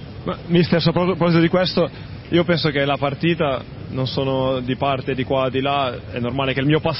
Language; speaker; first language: Italian; native; Italian